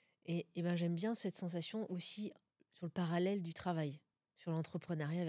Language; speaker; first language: French; native; French